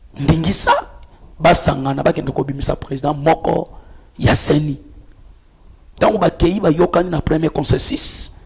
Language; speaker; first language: Lingala; native; Lingala